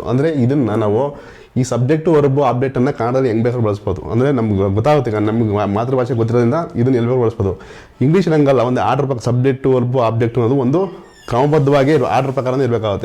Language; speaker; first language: Kannada; native; Kannada